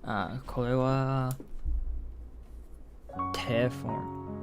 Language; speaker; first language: Japanese; non-native, learner; English